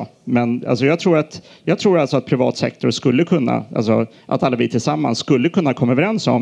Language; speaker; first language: Swedish; native; Swedish